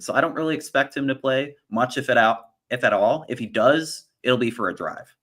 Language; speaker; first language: English; native; English